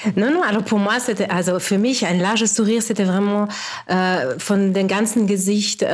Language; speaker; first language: German; non-native, fluent; French